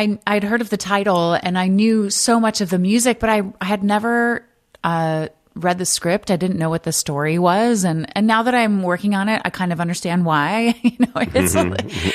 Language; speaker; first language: English; native; English